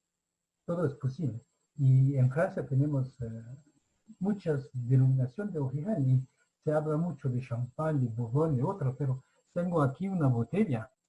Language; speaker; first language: Spanish; non-native, fluent; French